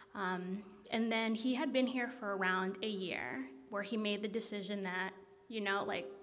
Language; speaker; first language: English; native; English